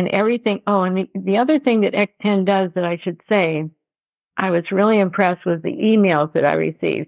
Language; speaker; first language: English; native; English